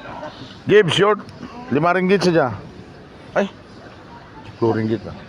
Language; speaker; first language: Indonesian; non-native, learner; Filipino